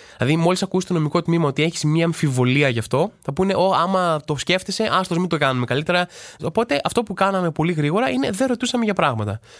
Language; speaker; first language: Greek; native; Greek